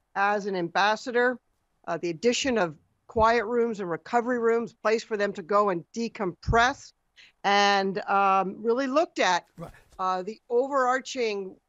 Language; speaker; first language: English; native; English